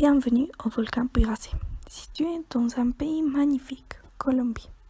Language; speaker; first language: French; non-native, learner; Spanish